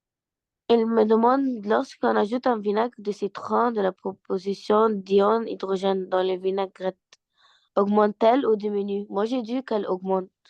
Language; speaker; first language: French; non-native, learner; Arabic